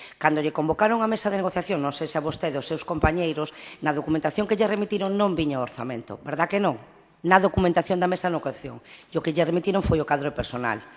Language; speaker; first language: Galician; non-native, local second language; Spanish